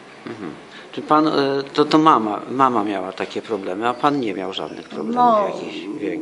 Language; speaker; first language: Polish; non-native, fluent; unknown